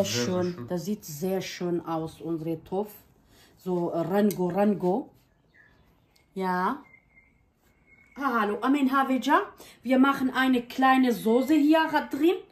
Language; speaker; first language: German; non-native, learner; Kurdish